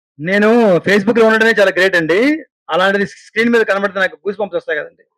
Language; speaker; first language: Telugu; native; Telugu